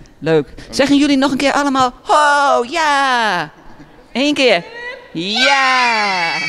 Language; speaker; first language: Dutch; native; Dutch